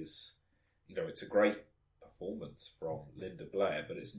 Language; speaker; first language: English; native; English